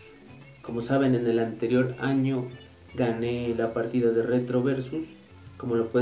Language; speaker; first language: Spanish; native; Spanish